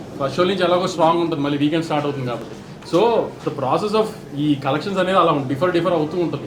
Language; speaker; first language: Telugu; native; Telugu